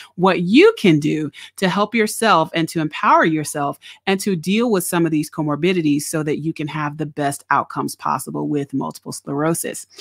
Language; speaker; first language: English; native; English